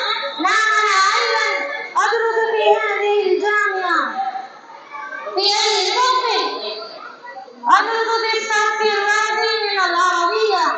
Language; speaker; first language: Arabic; non-native, learner; Urdu